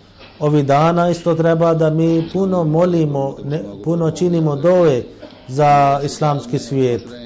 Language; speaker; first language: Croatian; non-native, fluent; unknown